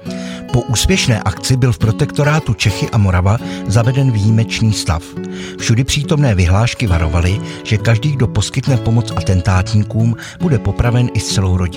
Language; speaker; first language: Czech; native; Czech